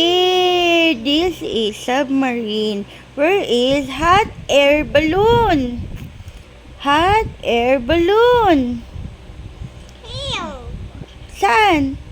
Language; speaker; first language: English; non-native, local second language; Filipino